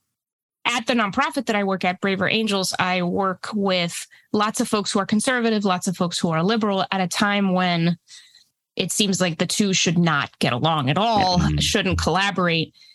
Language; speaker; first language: English; early bilingual, other home language; Spanish